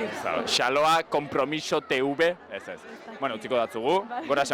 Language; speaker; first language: Basque; native; Basque